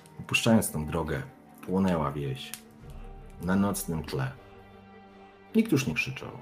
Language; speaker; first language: Polish; native; Polish